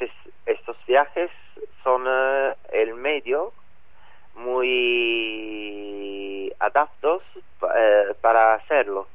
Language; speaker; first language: Spanish; non-native, learner; Italian